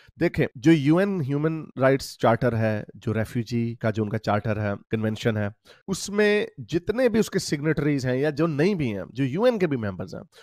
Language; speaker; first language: Urdu; native; Urdu